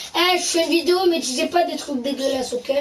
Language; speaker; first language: French; native; French